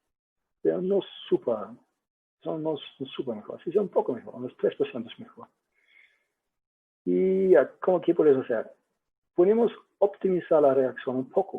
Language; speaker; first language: Spanish; non-native, learner; German